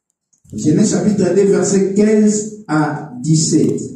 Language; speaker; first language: French; non-native, local second language; Lingala